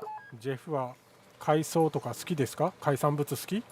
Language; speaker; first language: Japanese; native; Japanese